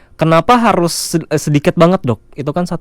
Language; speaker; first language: Indonesian; native; Indonesian